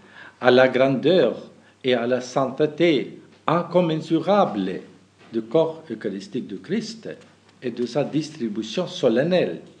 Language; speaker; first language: French; non-native, fluent; German